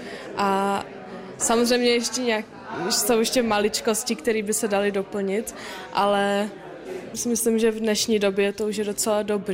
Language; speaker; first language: Czech; non-native, local second language; German